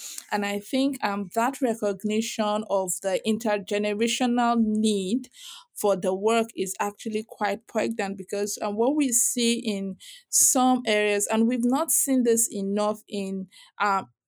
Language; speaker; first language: English; non-native, local second language; Yoruba